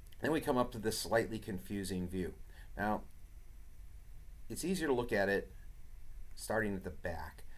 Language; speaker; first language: English; native; English